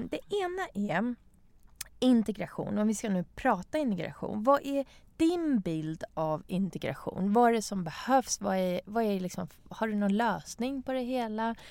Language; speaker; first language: Swedish; non-native, fluent; Persian